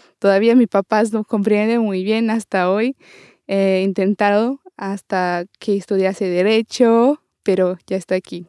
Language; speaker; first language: Spanish; non-native, learner; Portuguese